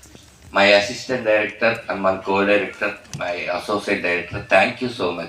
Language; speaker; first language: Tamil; non-native, learner; Telugu